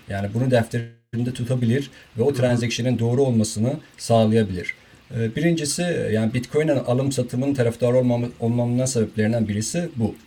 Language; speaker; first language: Turkish; non-native, fluent; Persian